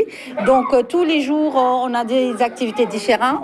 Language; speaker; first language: French; non-native, local second language; Arabic